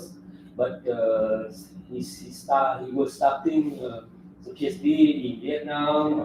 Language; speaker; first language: English; non-native, fluent; French